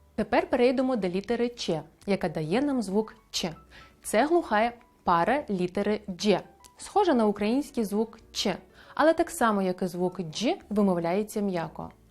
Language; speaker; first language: Ukrainian; non-native, local second language; Crimean Tatar